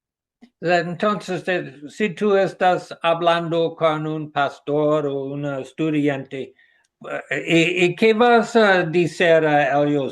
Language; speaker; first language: Spanish; non-native, learner; English